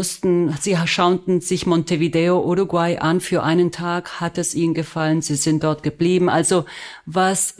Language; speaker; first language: German; early bilingual, other home language; Spanish